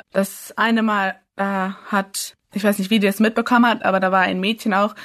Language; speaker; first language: German; early bilingual, other home language; English